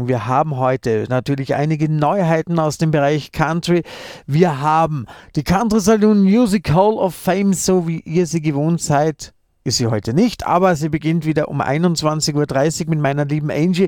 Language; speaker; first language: German; native; German